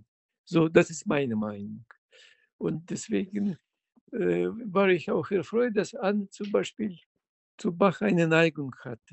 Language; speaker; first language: German; non-native, fluent; Russian